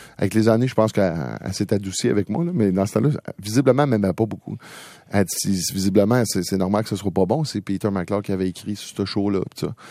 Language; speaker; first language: French; native; French